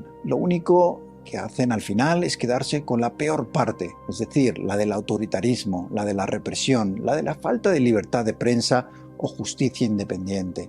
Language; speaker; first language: Spanish; native; Spanish